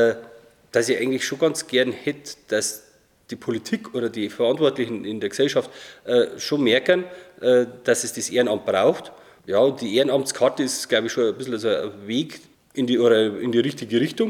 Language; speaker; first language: German; native; German